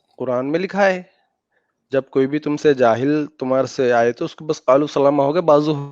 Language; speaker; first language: Hindi; native; Hindi